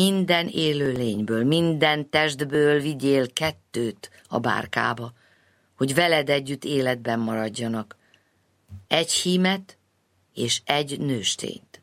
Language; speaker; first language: Hungarian; native; Hungarian